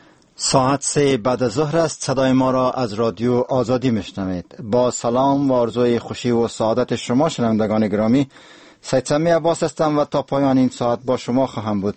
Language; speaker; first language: Persian; native; Persian